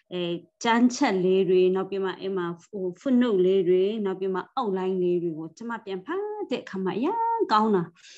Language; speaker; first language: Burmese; non-native, local second language; Kachin